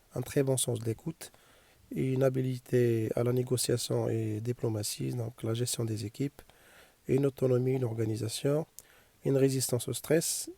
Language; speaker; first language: French; non-native, local second language; Arabic